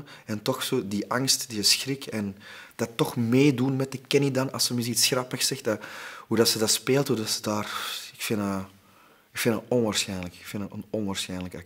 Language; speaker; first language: Dutch; native; Dutch